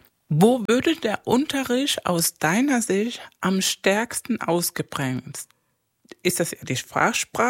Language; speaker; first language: German; non-native, fluent; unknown